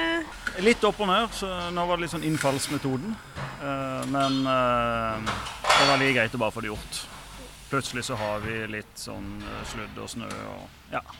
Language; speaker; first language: Norwegian; native; Norwegian